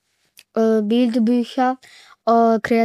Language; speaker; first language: German; early bilingual, other home language; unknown